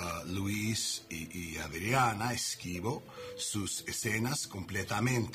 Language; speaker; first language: Spanish; non-native, learner; English